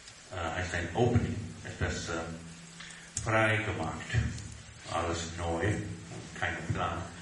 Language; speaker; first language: German; non-native, learner; English